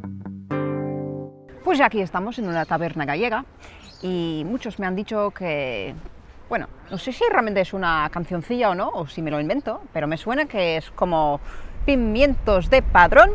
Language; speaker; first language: Spanish; non-native, fluent; English